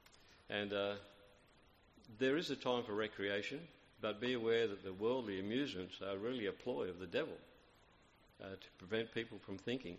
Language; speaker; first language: English; native; English